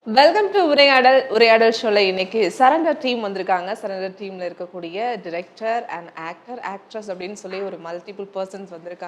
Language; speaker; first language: Tamil; native; Tamil